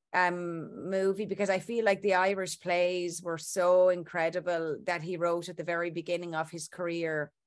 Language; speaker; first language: English; native; English